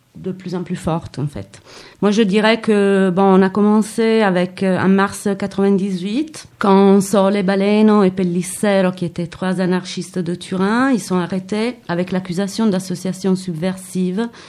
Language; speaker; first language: French; non-native, fluent; Italian